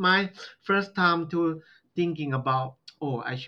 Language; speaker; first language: English; non-native, learner; Thai